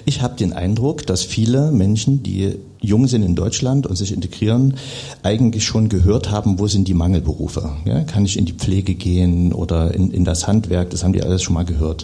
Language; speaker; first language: German; native; German